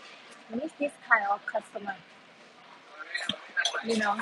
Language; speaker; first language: English; non-native, learner; Thai